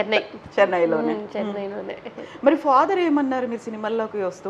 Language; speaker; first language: Telugu; native; Telugu